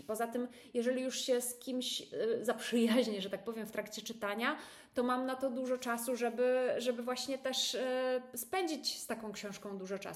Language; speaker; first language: Polish; native; Polish